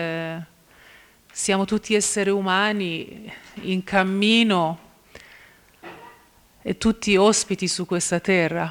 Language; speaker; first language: Italian; non-native, fluent; Persian